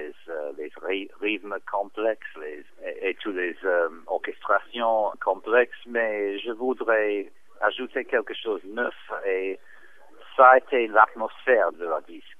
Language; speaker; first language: French; non-native, fluent; English